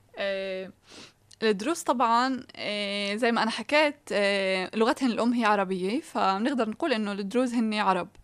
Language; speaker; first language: Arabic; native; Arabic